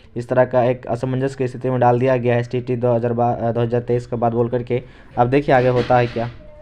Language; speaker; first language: Hindi; native; Hindi